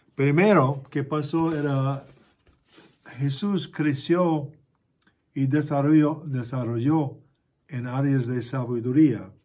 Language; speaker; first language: Spanish; non-native, fluent; English